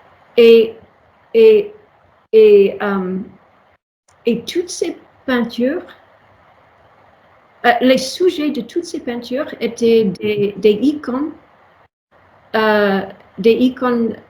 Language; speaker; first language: French; non-native, fluent; English